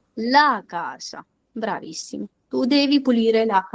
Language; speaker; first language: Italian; non-native, fluent; Urdu